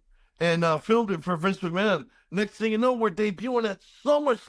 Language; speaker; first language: English; native; English